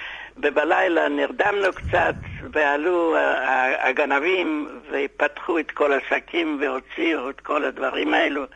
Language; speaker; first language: Hebrew; non-native, fluent; Yiddish